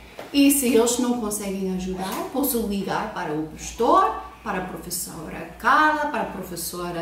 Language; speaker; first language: Portuguese; non-native, fluent; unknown